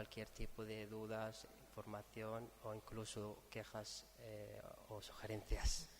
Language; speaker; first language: Spanish; non-native, fluent; Arabic